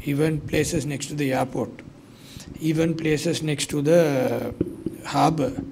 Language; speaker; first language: English; non-native, local second language; Sinhala